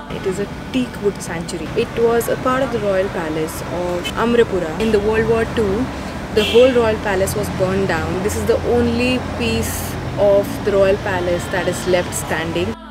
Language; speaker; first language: Hindi; native; Hindi